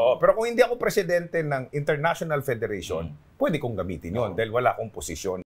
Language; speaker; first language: Filipino; non-native, local second language; Hiligaynon